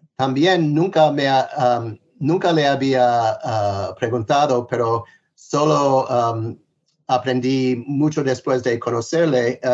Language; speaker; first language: Spanish; non-native, fluent; English